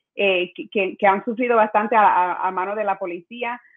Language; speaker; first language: Spanish; early bilingual, heritage; Spanish